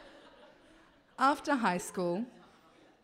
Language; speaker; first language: English; native; English